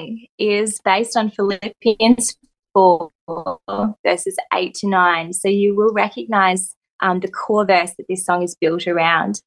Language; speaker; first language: English; native; English